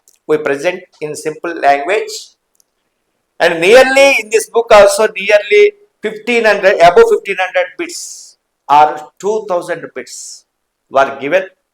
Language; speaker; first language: English; non-native, local second language; Telugu